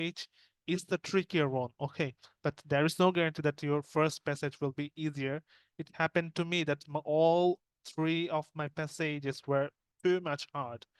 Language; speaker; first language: English; non-native, fluent; Bangla